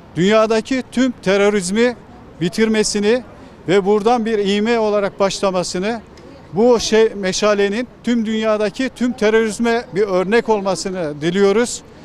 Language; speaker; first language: Turkish; native; Turkish